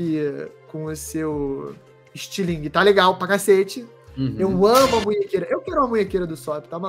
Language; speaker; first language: Portuguese; native; Portuguese